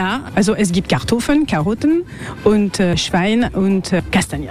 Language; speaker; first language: German; non-native, learner; French